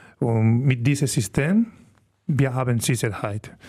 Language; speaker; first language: German; non-native, learner; Spanish